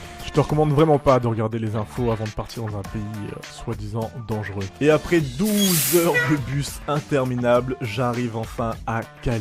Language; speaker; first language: French; native; French